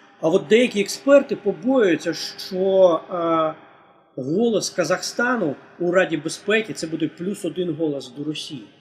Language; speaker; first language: Ukrainian; native; Ukrainian